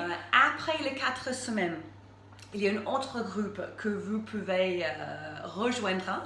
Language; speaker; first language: French; non-native, fluent; English